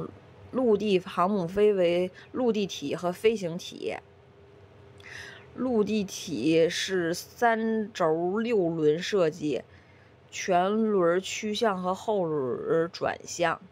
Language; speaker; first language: Chinese; native; Chinese